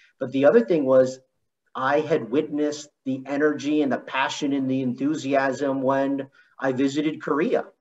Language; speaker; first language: English; native; English